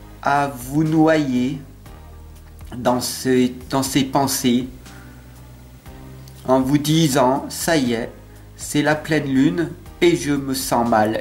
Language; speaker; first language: French; native; French